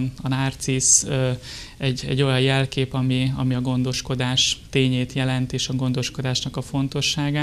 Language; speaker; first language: Hungarian; native; Hungarian